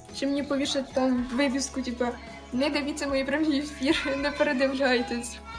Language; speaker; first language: Ukrainian; non-native, local second language; Russian